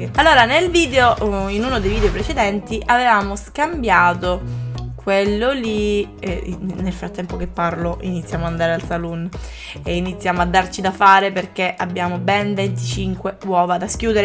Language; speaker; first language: Italian; native; Italian